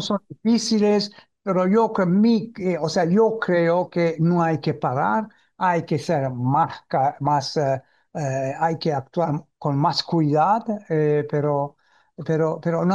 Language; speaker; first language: Spanish; early bilingual, heritage; Ladino